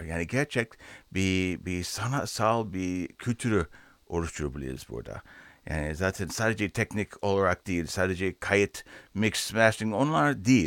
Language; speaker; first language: Turkish; non-native, learner; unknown